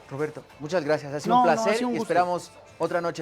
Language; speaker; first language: Spanish; native; Spanish